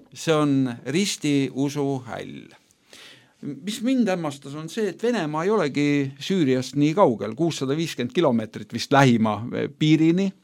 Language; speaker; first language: Estonian; native; Estonian